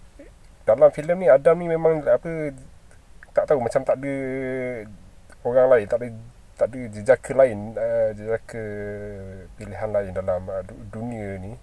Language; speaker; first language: Malay; native; Malay